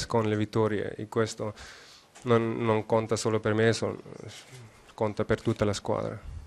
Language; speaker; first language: Italian; non-native, learner; German